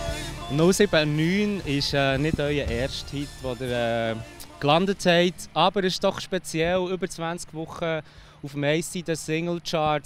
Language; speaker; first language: German; native; German